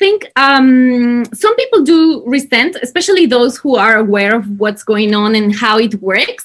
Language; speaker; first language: English; non-native, fluent; Spanish